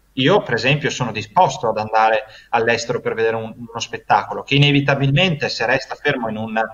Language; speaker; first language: Italian; native; Italian